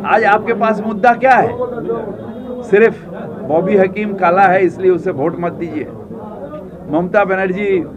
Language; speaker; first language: Hindi; non-native, local second language; Bangla